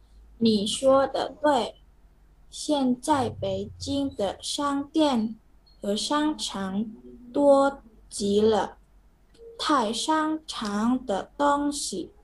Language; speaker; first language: Chinese; non-native, learner; Indonesian